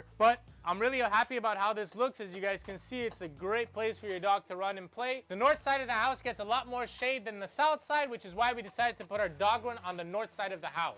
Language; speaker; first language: English; native; English